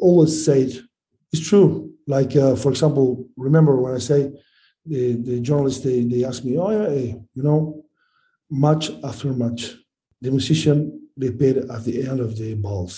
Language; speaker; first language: English; non-native, learner; Spanish